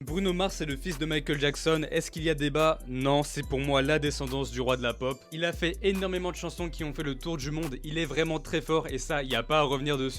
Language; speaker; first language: French; native; French